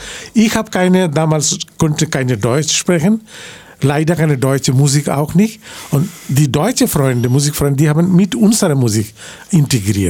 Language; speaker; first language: German; non-native, learner; Bangla